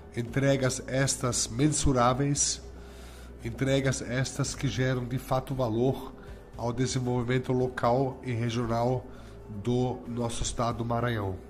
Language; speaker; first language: Portuguese; non-native, fluent; German